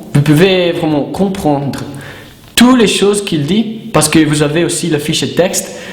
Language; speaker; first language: French; non-native, learner; Italian